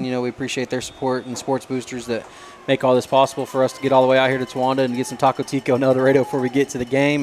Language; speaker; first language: English; native; English